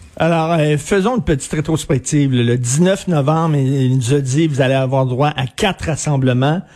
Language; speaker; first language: French; native; French